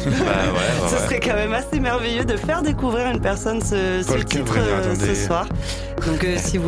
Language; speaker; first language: French; native; French